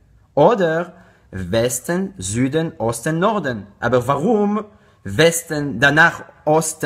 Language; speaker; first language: German; non-native, learner; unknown